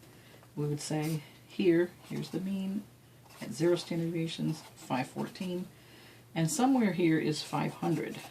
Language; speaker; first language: English; native; English